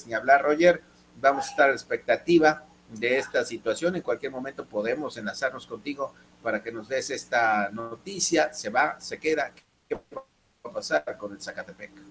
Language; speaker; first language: Spanish; native; Spanish